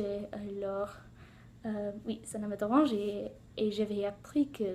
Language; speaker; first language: French; non-native, learner; English